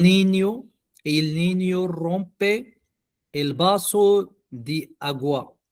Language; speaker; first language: Spanish; non-native, learner; Arabic